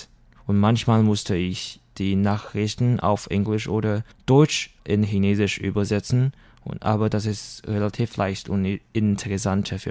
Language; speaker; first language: German; non-native, learner; Chinese